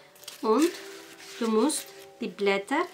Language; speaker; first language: German; non-native, learner; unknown